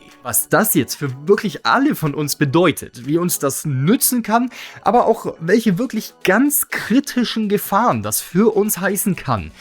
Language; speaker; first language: German; native; German